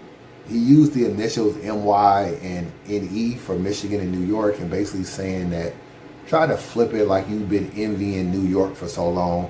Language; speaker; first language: English; native; English